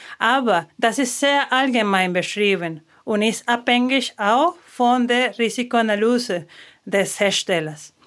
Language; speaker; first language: German; non-native, fluent; Spanish